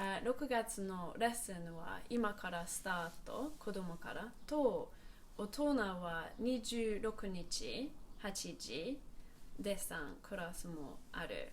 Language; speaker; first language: Japanese; non-native, learner; English